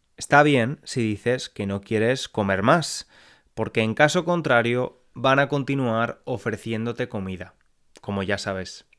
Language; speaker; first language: Spanish; native; Spanish